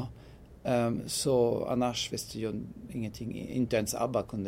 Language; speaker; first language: Swedish; non-native, fluent; French